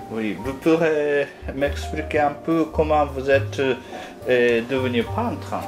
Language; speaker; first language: French; non-native, fluent; Japanese